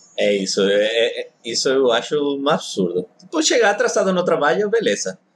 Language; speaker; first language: Portuguese; non-native, fluent; Spanish